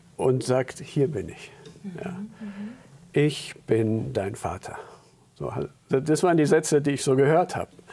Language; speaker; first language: German; early bilingual, heritage; German